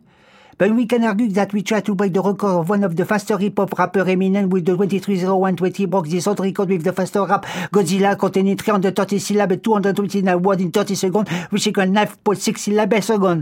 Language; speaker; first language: English; non-native, fluent; French